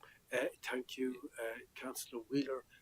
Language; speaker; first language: English; native; English